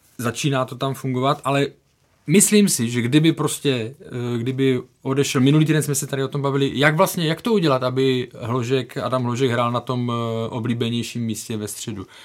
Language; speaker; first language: Czech; native; Czech